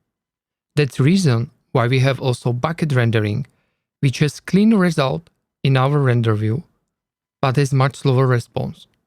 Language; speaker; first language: English; non-native, learner; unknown